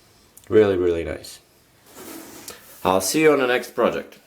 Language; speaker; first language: English; non-native, fluent; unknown